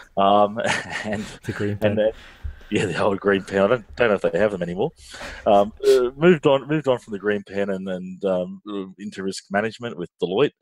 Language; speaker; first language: English; native; English